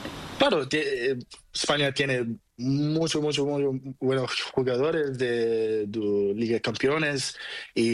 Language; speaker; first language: Spanish; non-native, learner; Portuguese